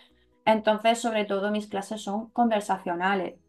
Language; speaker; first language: Spanish; native; Spanish